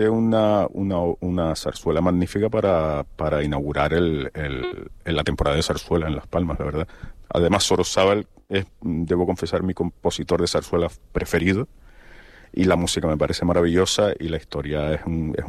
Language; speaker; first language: Spanish; native; Spanish